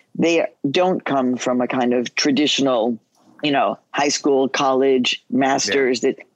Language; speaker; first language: English; early bilingual, other home language; Spanish